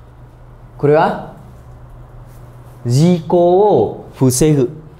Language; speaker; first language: Japanese; non-native, fluent; Vietnamese